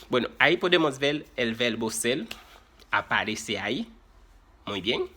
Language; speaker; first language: Spanish; non-native, fluent; Haitian Creole